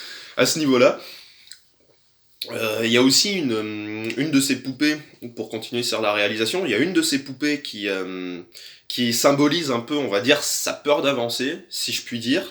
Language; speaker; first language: French; native; French